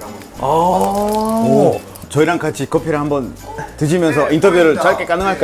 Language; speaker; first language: Korean; non-native, fluent; Spanish